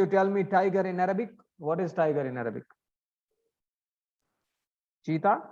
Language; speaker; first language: English; non-native, learner; Arabic